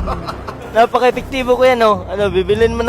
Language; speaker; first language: Filipino; non-native, local second language; Cebuano